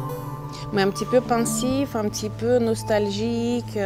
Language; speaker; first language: French; non-native, fluent; Russian